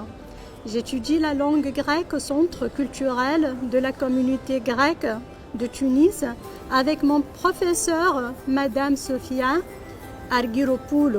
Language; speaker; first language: French; non-native, local second language; Arabic